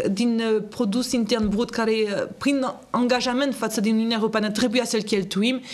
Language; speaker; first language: Romanian; non-native, fluent; French